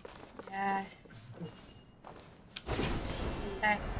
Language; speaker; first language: English; non-native, learner; Vietnamese